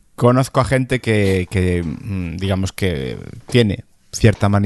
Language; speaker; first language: Spanish; native; Spanish